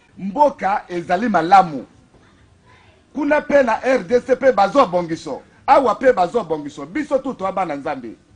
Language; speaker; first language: Lingala; native; Lingala